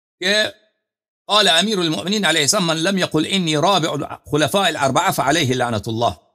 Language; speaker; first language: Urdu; non-native, fluent; Persian